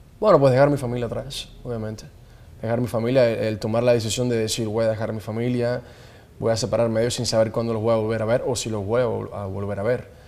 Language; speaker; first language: Spanish; native; Spanish